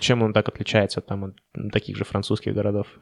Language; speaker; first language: Russian; native; Russian